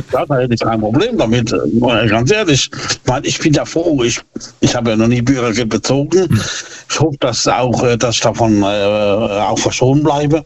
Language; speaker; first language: German; native; German